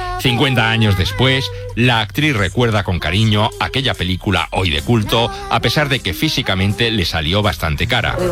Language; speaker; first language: Spanish; native; Spanish